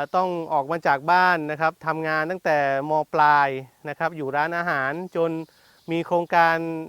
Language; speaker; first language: Thai; non-native, local second language; Malay